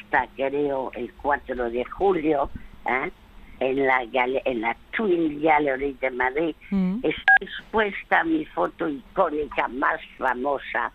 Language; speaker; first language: Spanish; early bilingual, other home language; French